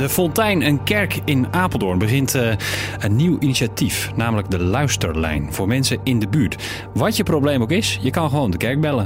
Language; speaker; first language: Dutch; native; Dutch